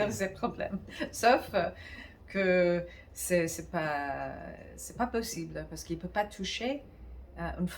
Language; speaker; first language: French; non-native, fluent; English